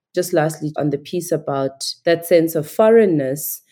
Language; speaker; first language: English; non-native, local second language; Igbo